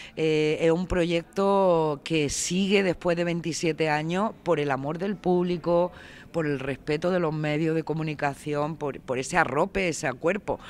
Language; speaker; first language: Spanish; native; Spanish